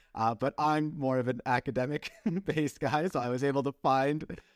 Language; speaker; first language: English; native; English